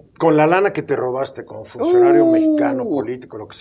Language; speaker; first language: Spanish; native; Spanish